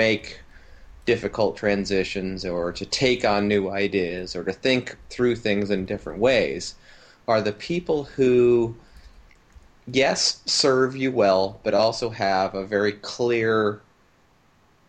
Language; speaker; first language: English; native; English